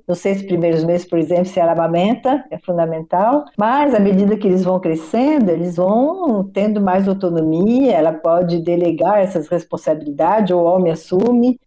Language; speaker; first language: Portuguese; non-native, fluent; French